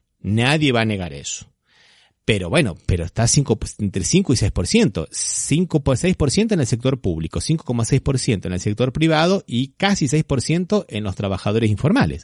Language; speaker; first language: Spanish; native; Spanish